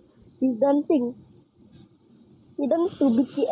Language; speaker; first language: English; non-native, local second language; Malay